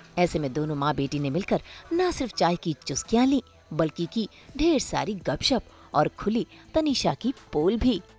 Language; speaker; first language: Hindi; native; Hindi